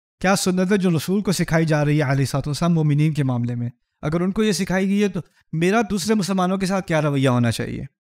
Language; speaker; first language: Urdu; native; Urdu